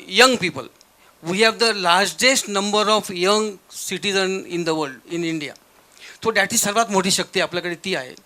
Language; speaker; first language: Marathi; non-native, local second language; Marwari